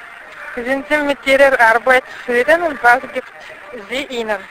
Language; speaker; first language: German; non-native, learner; Bulgarian